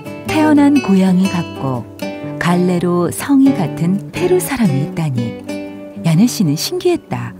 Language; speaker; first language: Korean; native; Korean